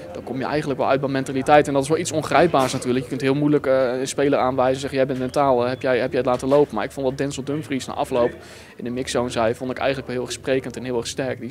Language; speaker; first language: Dutch; native; Dutch